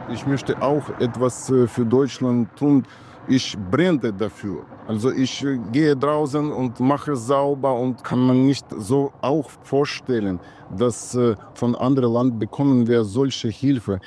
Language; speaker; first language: German; non-native, learner; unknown